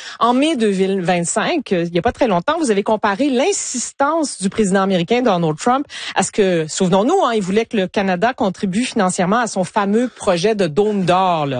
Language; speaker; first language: French; native; French